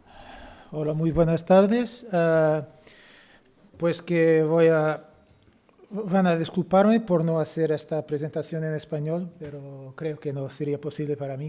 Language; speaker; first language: Spanish; non-native, learner; Portuguese